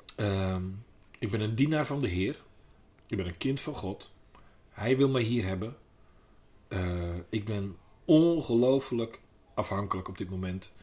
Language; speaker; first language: Dutch; native; Dutch